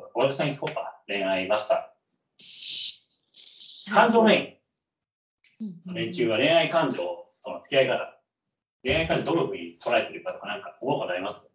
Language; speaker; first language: Japanese; native; Japanese